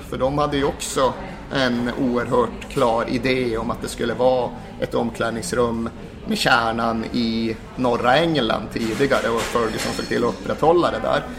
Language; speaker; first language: Swedish; native; Swedish